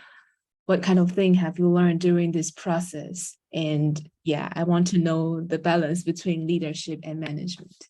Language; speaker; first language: English; non-native, fluent; Chinese